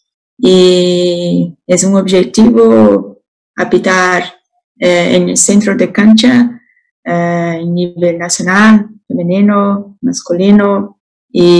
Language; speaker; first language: Spanish; non-native, learner; Portuguese